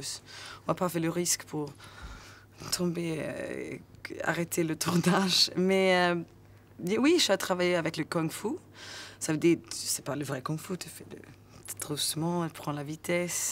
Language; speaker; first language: French; non-native, learner; Swedish